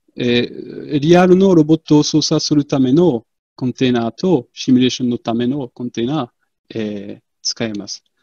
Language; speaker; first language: Japanese; non-native, fluent; French